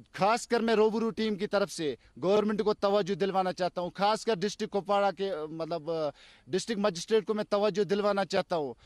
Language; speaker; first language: Hindi; non-native, local second language; Kashmiri